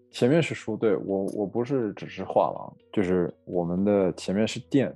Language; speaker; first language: Chinese; early bilingual, heritage; Chinese